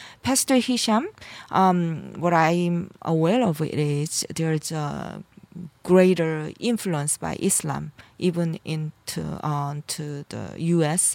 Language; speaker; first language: English; non-native, fluent; Korean